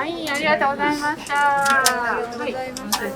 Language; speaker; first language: Japanese; native; Japanese